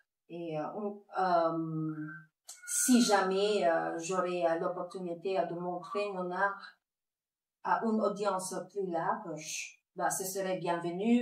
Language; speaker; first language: French; non-native, fluent; Filipino